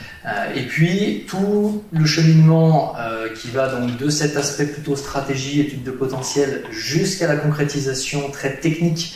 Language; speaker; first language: French; native; French